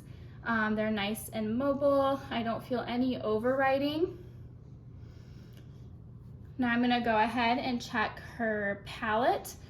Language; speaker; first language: English; native; English